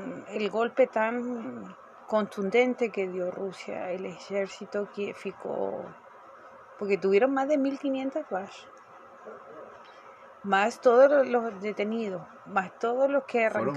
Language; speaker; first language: Portuguese; non-native, fluent; Spanish